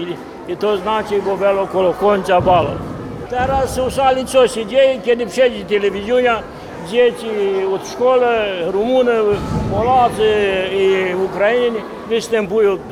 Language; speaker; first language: Polish; early bilingual, heritage; Polish